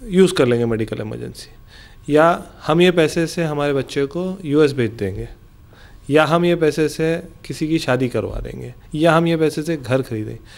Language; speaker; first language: Hindi; non-native, local second language; Gujarati